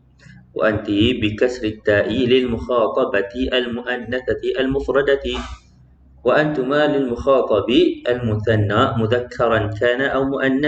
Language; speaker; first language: Arabic; non-native, fluent; Malay